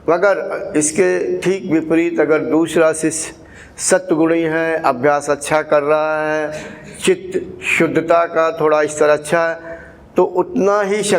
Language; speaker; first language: Hindi; native; Hindi